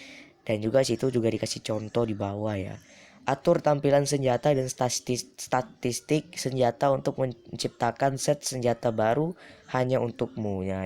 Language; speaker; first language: Indonesian; native; Indonesian